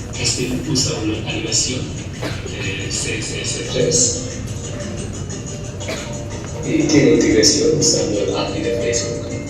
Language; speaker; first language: Spanish; non-native, fluent; English